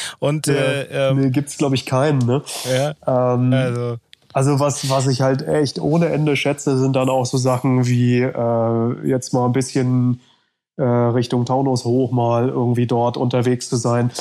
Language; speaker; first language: German; native; German